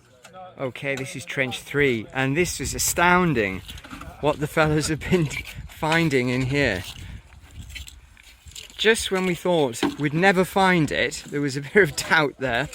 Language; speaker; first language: English; native; English